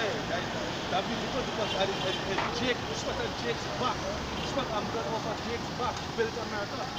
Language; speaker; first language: English; native; English